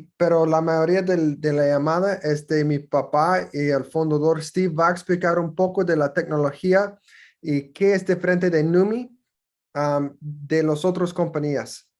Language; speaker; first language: Spanish; non-native, fluent; English